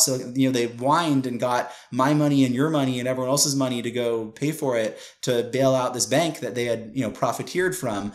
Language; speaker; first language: English; native; English